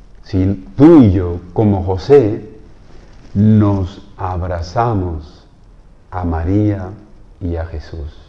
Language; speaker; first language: Spanish; native; Spanish